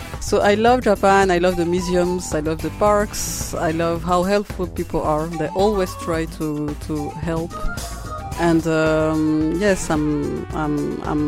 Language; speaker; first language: English; non-native, local second language; Kinyarwanda